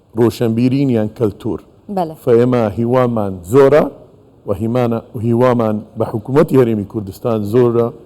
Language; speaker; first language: Central Kurdish; non-native, local second language; Assyrian Neo-Aramaic